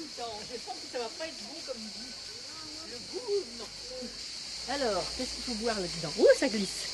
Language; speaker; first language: French; native; French